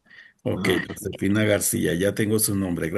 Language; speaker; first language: Spanish; native; Spanish